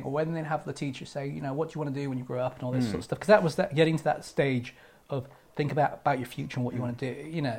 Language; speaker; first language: English; native; English